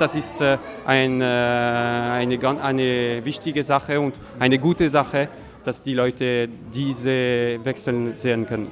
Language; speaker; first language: German; non-native, local second language; French